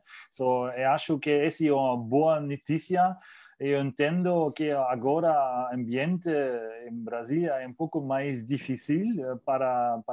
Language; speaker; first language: Portuguese; non-native, learner; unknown